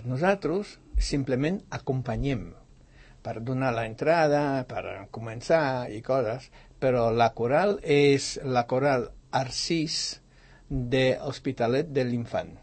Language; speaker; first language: Catalan; non-native, fluent; Polish